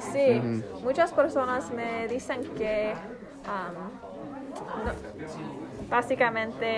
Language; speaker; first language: Spanish; non-native, fluent; English